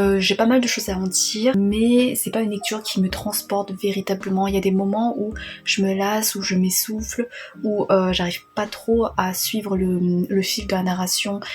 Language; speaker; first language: French; early bilingual, other home language; Vietnamese